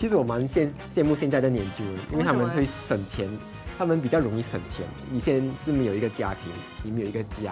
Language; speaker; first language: Chinese; native; Chinese